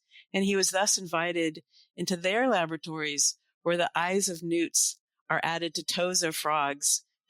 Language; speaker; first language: English; native; English